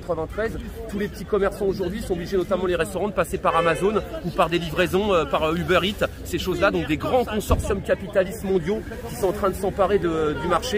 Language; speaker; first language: French; native; French